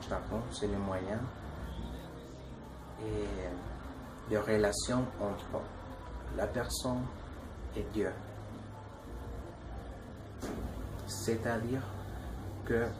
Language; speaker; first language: French; non-native, learner; Spanish